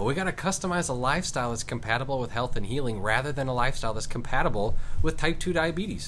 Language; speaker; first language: English; native; English